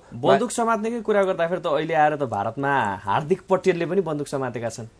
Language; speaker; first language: Nepali; native; Nepali